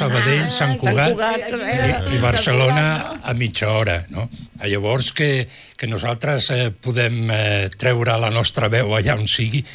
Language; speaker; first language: Catalan; native; Catalan